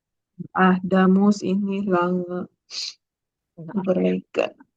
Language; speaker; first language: German; non-native, learner; Indonesian